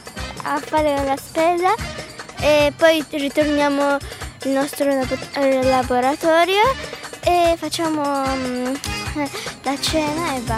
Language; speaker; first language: Italian; early bilingual, other home language; Arabic